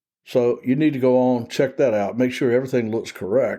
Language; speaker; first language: English; native; English